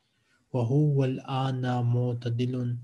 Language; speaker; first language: Arabic; non-native, fluent; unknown